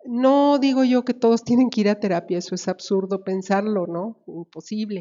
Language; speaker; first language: Spanish; native; Spanish